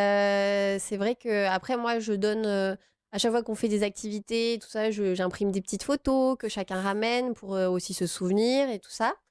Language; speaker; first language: French; native; French